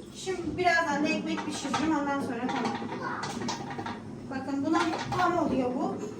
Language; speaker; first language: Turkish; native; Turkish